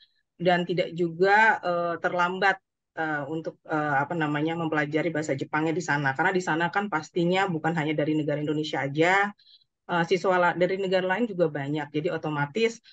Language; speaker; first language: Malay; non-native, fluent; Japanese